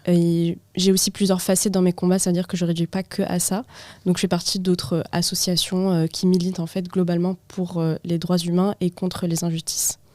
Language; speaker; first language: French; non-native, local second language; Arabic